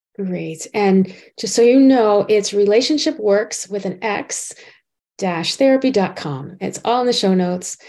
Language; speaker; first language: English; native; English